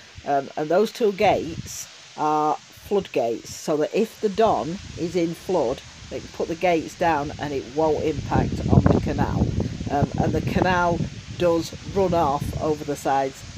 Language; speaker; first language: English; native; English